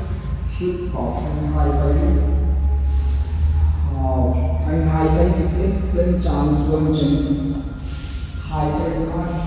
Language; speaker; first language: Vietnamese; non-native, learner; Hindi